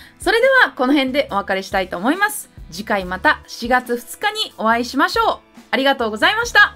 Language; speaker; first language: Japanese; native; Japanese